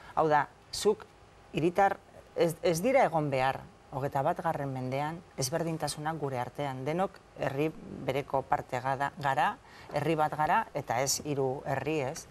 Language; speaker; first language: Basque; non-native, local second language; Spanish